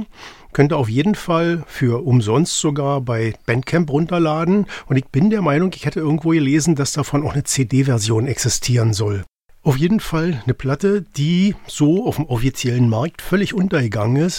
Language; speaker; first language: German; native; German